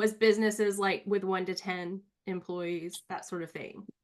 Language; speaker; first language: English; native; English